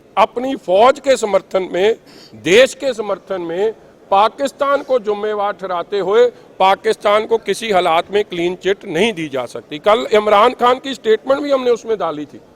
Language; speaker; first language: Urdu; non-native, local second language; Punjabi